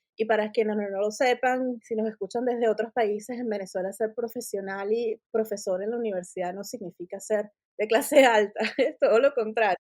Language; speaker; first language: Spanish; native; Spanish